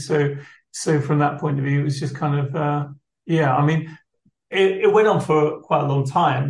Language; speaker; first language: English; native; English